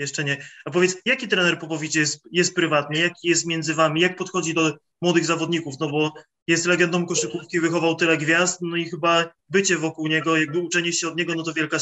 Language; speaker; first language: Polish; native; Polish